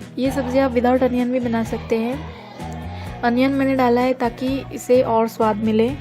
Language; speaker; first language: Hindi; non-native, local second language; Konkani